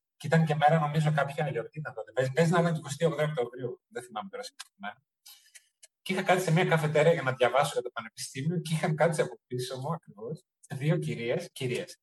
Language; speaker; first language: Greek; early bilingual, heritage; Greek